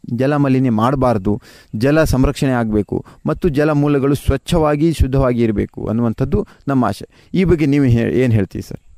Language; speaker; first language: Kannada; native; Kannada